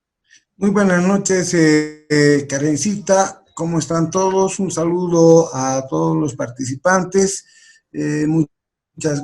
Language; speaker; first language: Spanish; native; Spanish